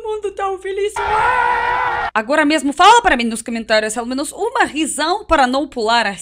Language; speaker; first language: Portuguese; non-native, learner; Russian